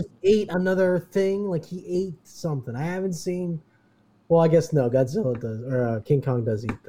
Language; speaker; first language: English; native; English